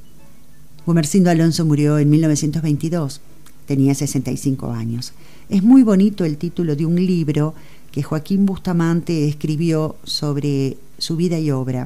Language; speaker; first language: Spanish; native; Spanish